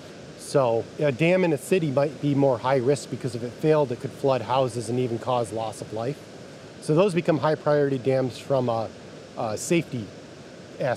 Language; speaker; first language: English; native; English